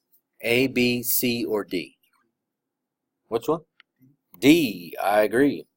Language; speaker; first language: English; native; English